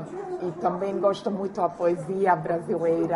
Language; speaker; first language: Portuguese; non-native, learner; Croatian